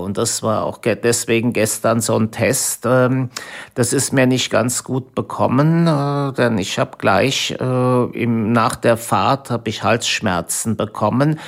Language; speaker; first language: German; native; German